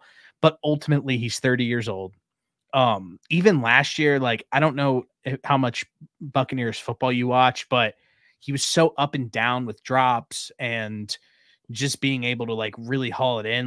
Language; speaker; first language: English; native; English